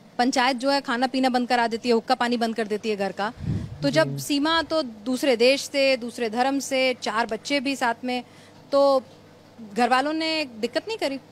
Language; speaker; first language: Hindi; native; Hindi